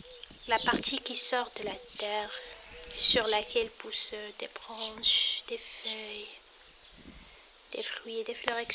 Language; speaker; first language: French; non-native, local second language; Arabic